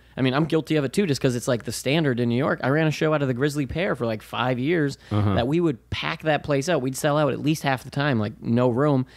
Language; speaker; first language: English; native; English